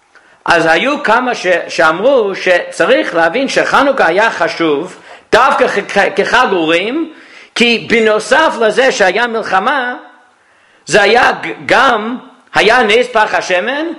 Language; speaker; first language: Hebrew; non-native, fluent; English